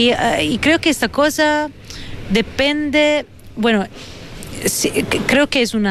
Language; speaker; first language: Spanish; non-native, fluent; Italian